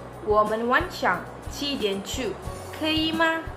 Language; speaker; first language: Chinese; non-native, learner; Malay